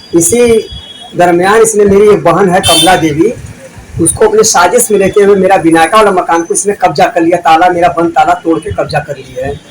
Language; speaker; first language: Hindi; native; Hindi